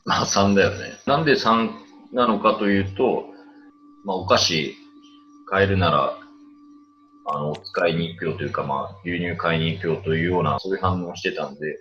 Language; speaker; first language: Japanese; native; Japanese